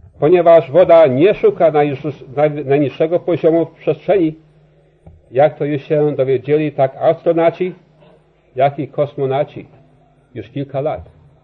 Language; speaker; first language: Polish; early bilingual, heritage; Polish